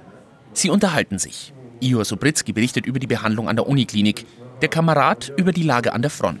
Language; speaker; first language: German; native; German